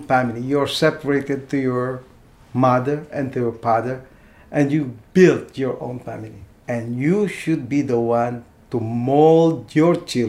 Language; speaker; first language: English; non-native, local second language; Filipino